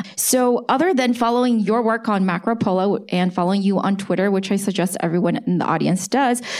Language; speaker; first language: English; native; English